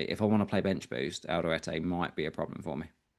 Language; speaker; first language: English; native; English